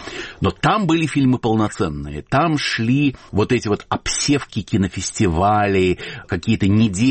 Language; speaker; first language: Russian; native; Russian